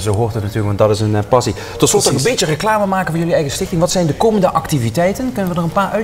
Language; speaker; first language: Dutch; native; Dutch